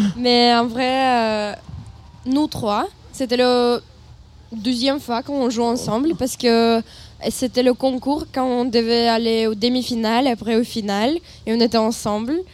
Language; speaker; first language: French; non-native, learner; Ukrainian